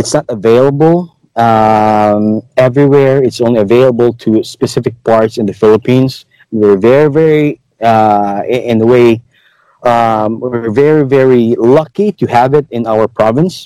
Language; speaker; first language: English; non-native, local second language; Hiligaynon